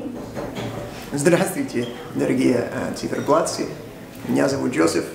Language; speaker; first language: Russian; non-native, fluent; English